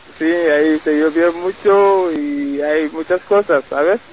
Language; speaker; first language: Spanish; non-native, learner; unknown